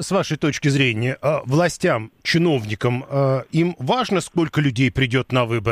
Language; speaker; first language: Russian; native; Russian